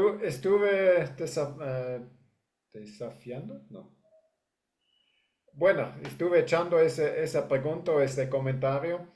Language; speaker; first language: Spanish; non-native, fluent; English